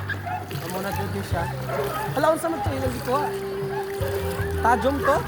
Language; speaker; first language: Filipino; non-native, local second language; Cebuano